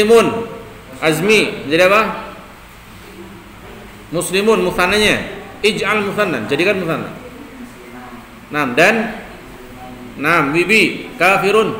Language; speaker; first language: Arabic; non-native, fluent; Indonesian